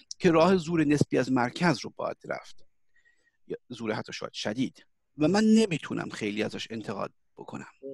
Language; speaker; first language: Persian; early bilingual, heritage; Persian